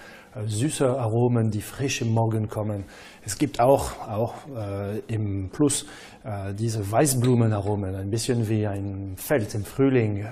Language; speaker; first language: German; non-native, fluent; French